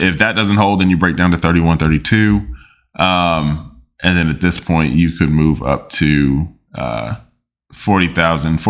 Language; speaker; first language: English; native; English